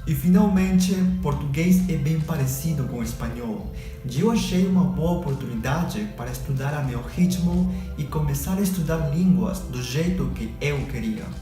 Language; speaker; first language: Portuguese; non-native, fluent; Spanish